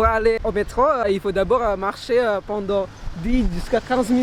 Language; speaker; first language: French; non-native, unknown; Indonesian